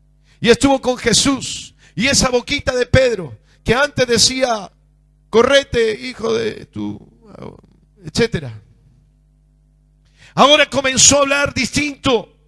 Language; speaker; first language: Spanish; native; Spanish